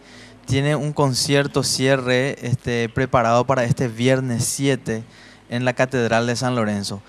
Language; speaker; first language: Spanish; native; Spanish